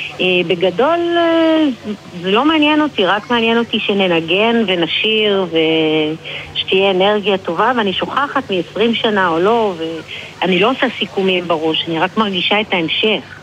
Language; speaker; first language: Hebrew; native; Hebrew